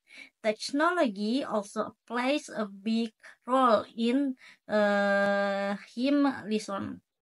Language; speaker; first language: English; non-native, learner; Indonesian